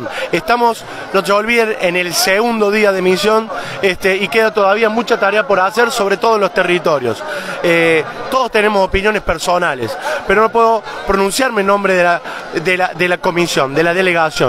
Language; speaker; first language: Spanish; native; Spanish